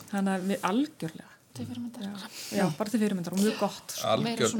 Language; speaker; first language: Icelandic; non-native, fluent; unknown